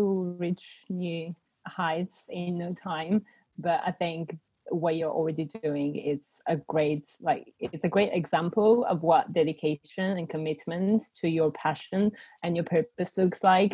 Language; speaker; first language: English; non-native, fluent; Bulgarian